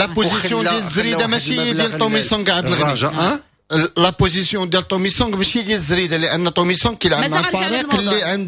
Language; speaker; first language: Arabic; native; Arabic